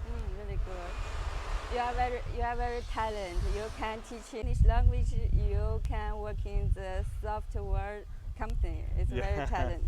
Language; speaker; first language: English; non-native, learner; Chinese